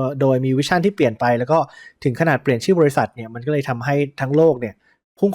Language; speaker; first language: Thai; native; Thai